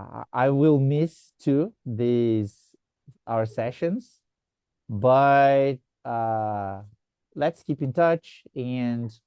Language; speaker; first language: English; non-native, fluent; Portuguese